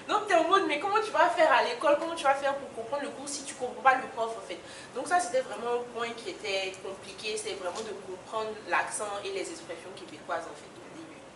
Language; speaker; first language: French; native; French